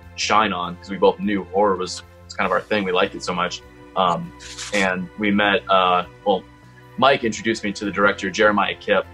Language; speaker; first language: English; native; English